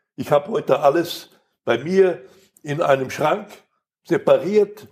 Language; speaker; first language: German; native; German